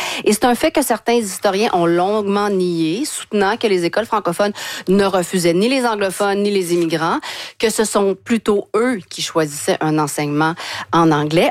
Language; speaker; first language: French; native; French